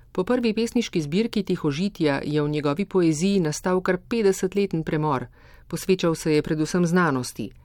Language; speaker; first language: Slovenian; native; Slovenian